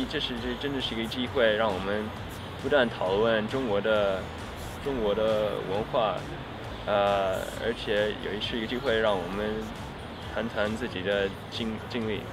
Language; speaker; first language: Chinese; early bilingual, heritage; Chinese